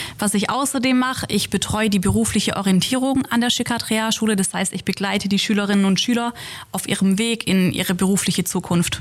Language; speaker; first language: German; native; German